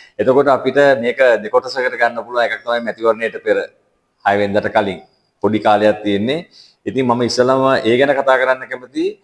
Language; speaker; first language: Sinhala; native; Sinhala